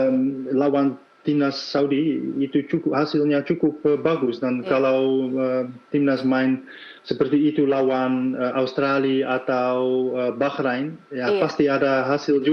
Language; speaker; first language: Indonesian; non-native, fluent; Dutch